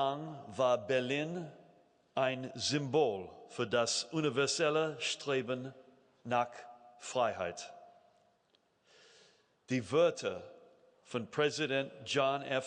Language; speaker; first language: German; non-native, fluent; English